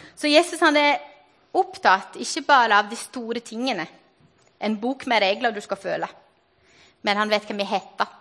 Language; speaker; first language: Norwegian; non-native, fluent; Portuguese